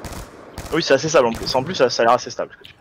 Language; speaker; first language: French; native; French